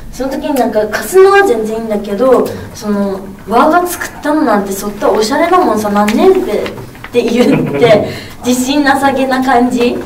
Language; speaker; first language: Japanese; native; Japanese